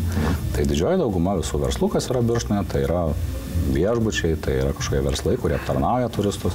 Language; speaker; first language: Lithuanian; native; Lithuanian